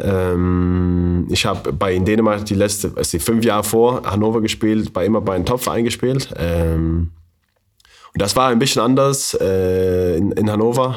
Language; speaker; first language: German; non-native, fluent; Danish